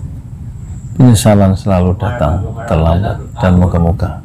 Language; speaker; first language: Indonesian; native; Indonesian